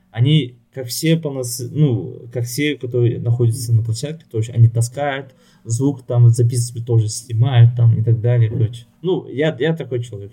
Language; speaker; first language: Russian; non-native, local second language; Yakut